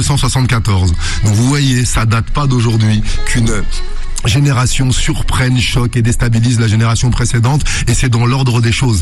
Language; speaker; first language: French; native; French